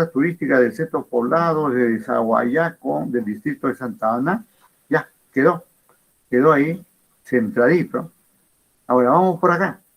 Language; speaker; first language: Spanish; native; Spanish